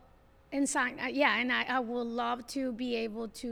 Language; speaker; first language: English; non-native, fluent; Spanish